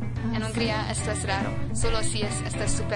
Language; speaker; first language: Spanish; non-native, fluent; Hungarian